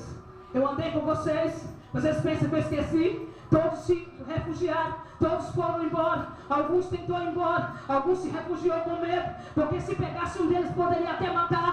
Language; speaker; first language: Portuguese; native; Portuguese